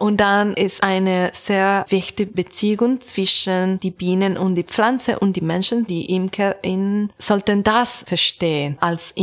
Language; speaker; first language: German; non-native, learner; Italian